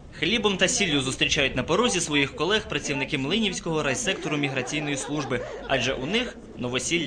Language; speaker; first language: Ukrainian; native; Ukrainian